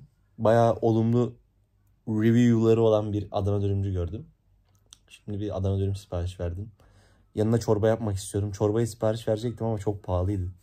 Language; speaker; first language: Turkish; native; Turkish